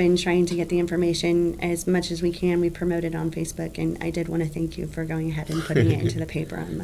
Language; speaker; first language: English; native; English